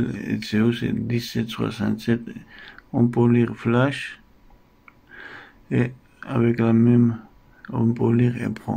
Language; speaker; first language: French; non-native, fluent; Russian